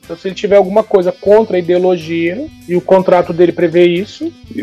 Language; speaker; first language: Portuguese; native; Portuguese